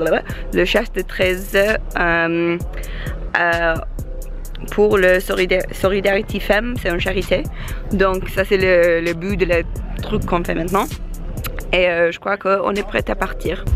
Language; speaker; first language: French; non-native, learner; English